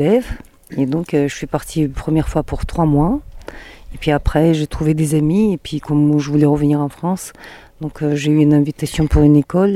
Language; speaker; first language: French; non-native, fluent; Mongolian